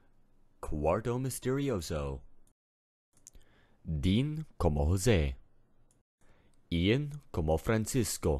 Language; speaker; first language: Spanish; non-native, learner; English